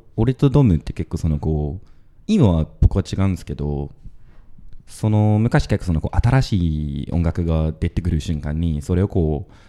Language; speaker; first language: Japanese; non-native, fluent; English